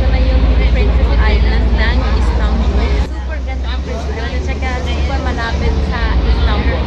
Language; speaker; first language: Filipino; non-native, learner; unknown